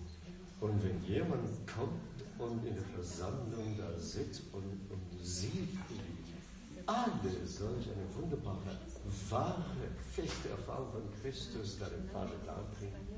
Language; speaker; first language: German; non-native, fluent; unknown